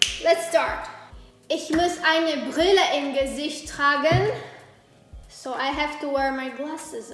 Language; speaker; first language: German; non-native, learner; Polish